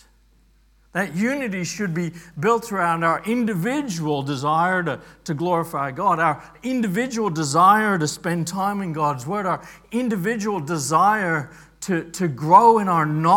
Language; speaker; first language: English; native; English